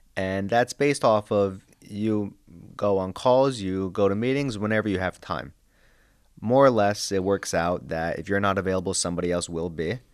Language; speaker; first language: English; native; English